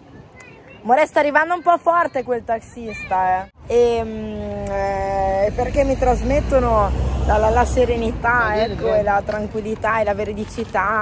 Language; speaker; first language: Italian; native; Italian